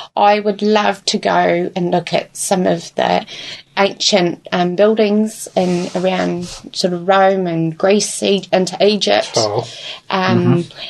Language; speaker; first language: English; native; English